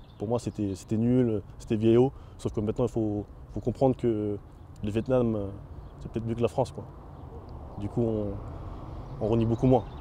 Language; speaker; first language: French; early bilingual, other home language; Vietnamese